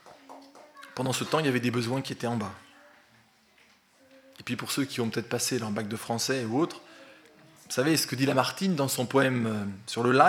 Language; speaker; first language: French; native; French